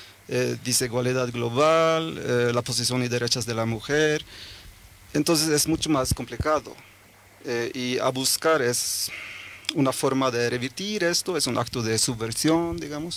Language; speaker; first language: Spanish; early bilingual, heritage; Norwegian